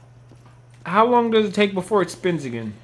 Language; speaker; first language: English; native; English